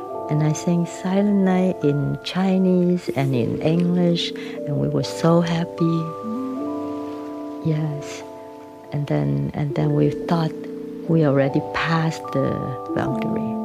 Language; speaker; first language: English; non-native, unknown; Vietnamese